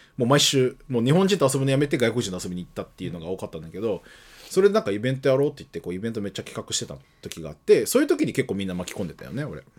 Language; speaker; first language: Japanese; early bilingual, other home language; Portuguese